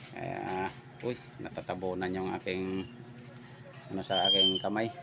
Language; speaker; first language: Filipino; non-native, local second language; Cebuano